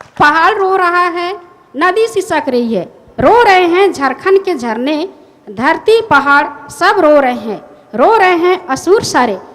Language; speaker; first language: Hindi; non-native, local second language; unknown